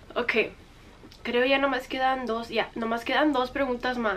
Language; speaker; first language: Spanish; early bilingual, heritage; Spanish